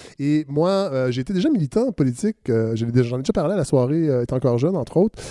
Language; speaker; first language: French; native; French